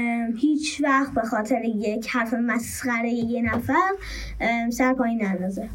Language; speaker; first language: Persian; native; Persian